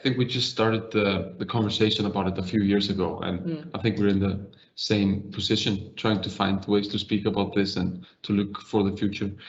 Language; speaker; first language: English; non-native, fluent; Icelandic